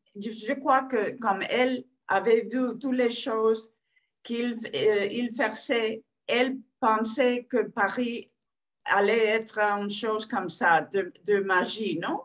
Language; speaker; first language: French; non-native, fluent; Spanish